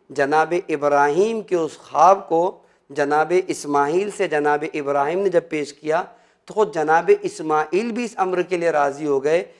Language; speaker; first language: Urdu; native; Urdu